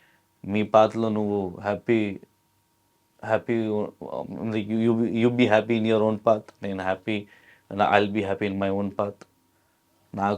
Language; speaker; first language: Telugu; non-native, local second language; Hindi